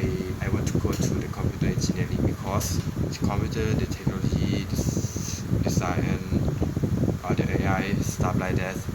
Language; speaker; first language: English; non-native, learner; Thai